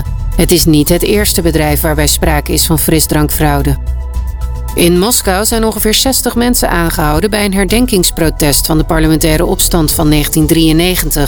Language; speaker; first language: Dutch; native; Dutch